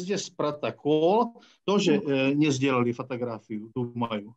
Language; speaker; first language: Russian; non-native, fluent; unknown